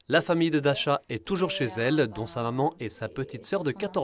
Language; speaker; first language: French; native; French